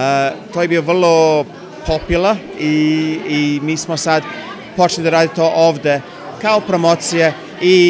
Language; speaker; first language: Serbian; early bilingual, heritage; English